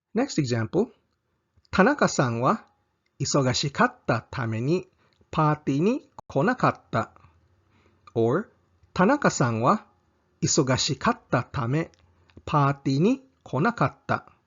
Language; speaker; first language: Japanese; non-native, fluent; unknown